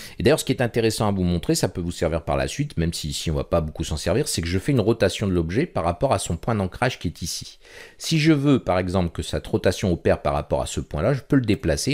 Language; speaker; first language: French; native; French